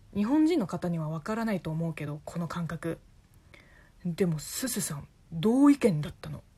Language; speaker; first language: Japanese; non-native, fluent; Chinese